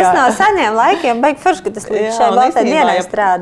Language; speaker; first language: Latvian; native; Latvian